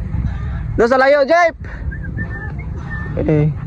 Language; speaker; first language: Filipino; native; Filipino